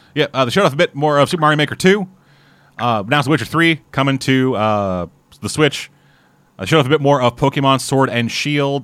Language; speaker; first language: English; native; English